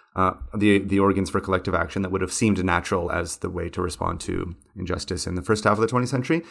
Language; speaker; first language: English; native; English